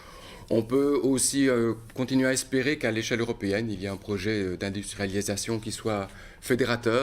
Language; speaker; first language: French; native; French